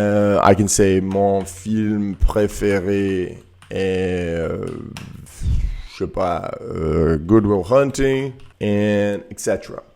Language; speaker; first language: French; non-native, learner; Portuguese